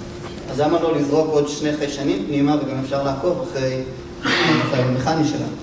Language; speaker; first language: Hebrew; native; Hebrew